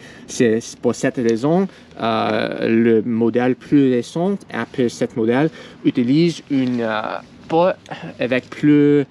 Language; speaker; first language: French; non-native, learner; English